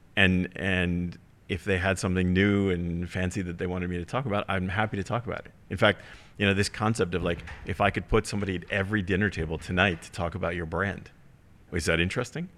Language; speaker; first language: English; early bilingual, heritage; German